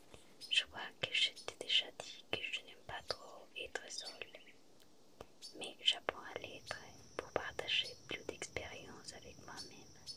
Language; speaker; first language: French; non-native, fluent; Spanish